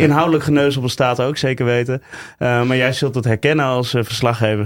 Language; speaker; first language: Dutch; native; Dutch